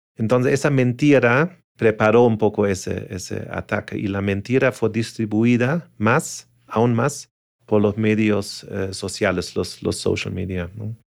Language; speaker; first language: Spanish; non-native, fluent; German